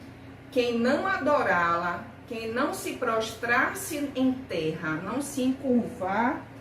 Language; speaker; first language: Portuguese; native; Portuguese